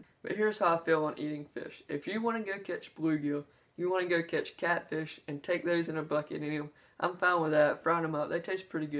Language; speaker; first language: English; native; English